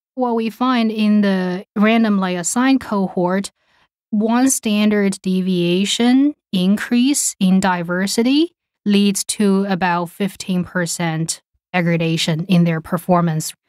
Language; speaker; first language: English; non-native, fluent; Chinese